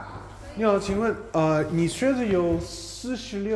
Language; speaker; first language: Chinese; non-native, learner; English